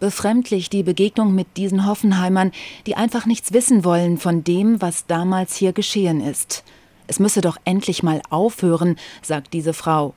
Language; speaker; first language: German; native; German